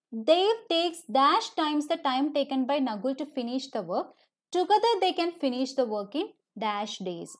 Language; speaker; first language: English; non-native, local second language; Malayalam